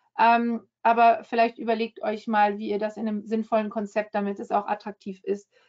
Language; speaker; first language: German; early bilingual, heritage; German